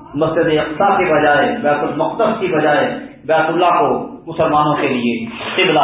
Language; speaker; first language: Urdu; non-native, local second language; Punjabi